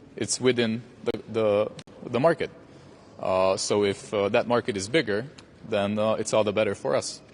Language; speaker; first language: English; non-native, fluent; Hungarian